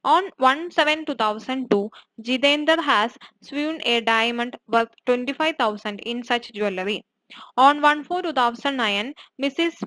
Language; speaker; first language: English; non-native, local second language; Malayalam